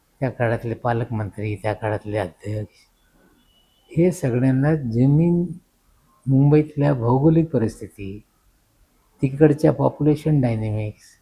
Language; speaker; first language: Marathi; non-native, local second language; Urdu